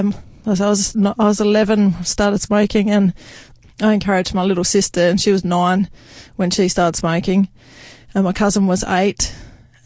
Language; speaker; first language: English; native; English